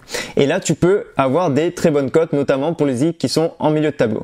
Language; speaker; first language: French; native; French